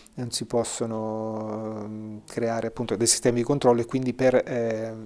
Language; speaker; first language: Italian; native; Italian